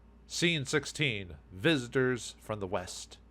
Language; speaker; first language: English; native; English